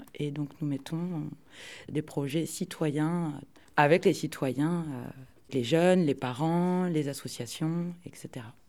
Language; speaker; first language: French; native; French